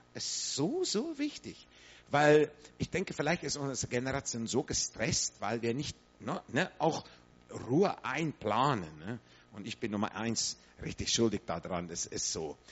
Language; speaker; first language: German; non-native, fluent; English